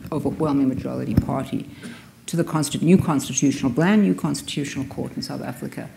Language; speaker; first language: English; native; English